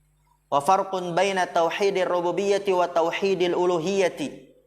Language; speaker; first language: Arabic; non-native, fluent; Indonesian